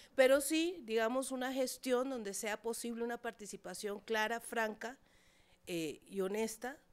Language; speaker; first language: Spanish; native; Spanish